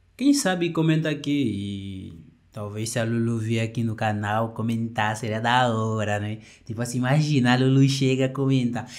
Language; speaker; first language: Portuguese; native; Portuguese